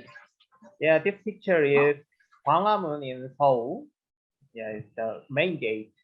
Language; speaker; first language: English; non-native, learner; Korean